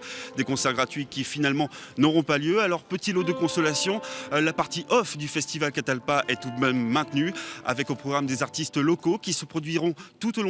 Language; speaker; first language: French; native; French